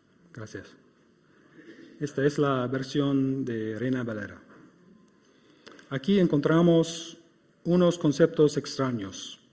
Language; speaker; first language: Spanish; non-native, fluent; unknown